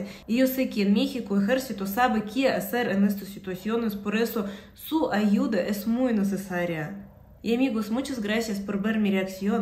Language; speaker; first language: Spanish; non-native, fluent; Russian